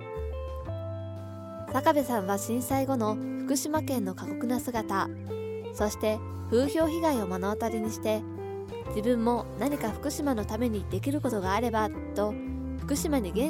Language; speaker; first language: Japanese; native; Japanese